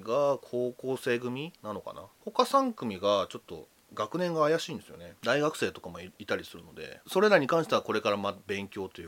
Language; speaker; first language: Japanese; native; Japanese